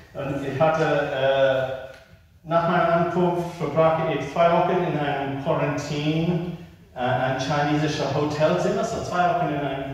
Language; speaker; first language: German; non-native, learner; English